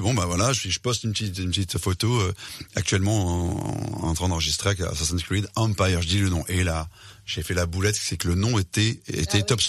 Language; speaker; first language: French; native; French